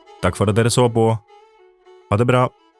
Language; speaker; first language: Norwegian; non-native, fluent; Polish